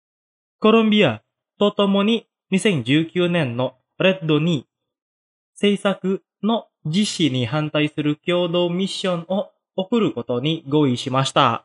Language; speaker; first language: Japanese; non-native, fluent; Indonesian